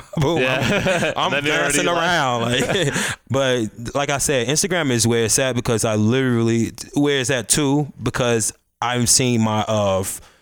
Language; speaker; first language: English; native; English